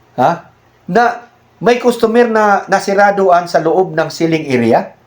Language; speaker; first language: Filipino; native; Filipino